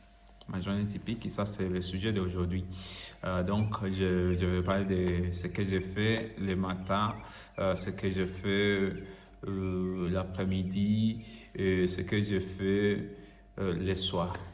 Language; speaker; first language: French; non-native, learner; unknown